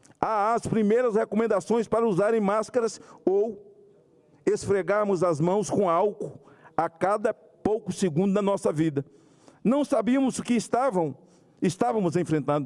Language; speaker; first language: Portuguese; native; Portuguese